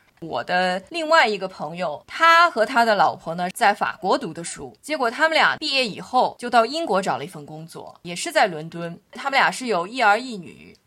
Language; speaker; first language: Chinese; native; Chinese